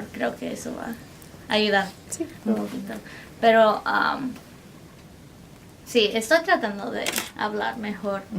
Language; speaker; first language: Spanish; early bilingual, heritage; Spanish